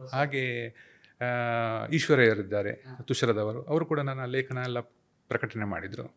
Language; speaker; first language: Kannada; non-native, local second language; Urdu